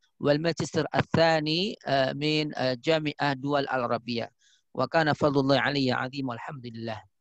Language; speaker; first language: Arabic; non-native, fluent; Indonesian